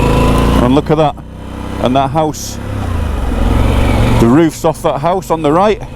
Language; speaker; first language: English; native; English